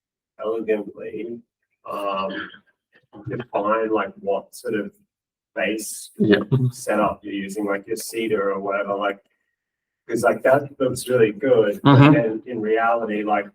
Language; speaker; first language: English; native; English